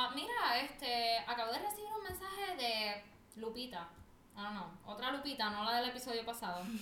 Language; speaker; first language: Spanish; native; Spanish